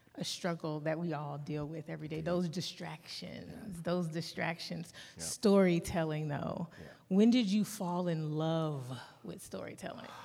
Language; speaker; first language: English; early bilingual, other home language; Yoruba